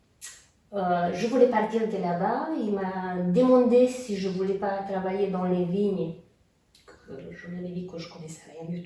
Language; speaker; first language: French; non-native, fluent; Romanian